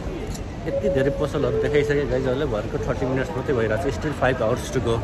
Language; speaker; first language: English; non-native, learner; Nepali